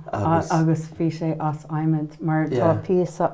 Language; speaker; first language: Irish; non-native, learner; English